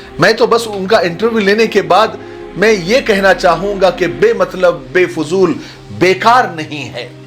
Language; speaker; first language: Urdu; native; Urdu